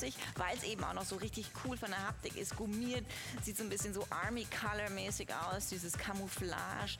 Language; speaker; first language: German; native; German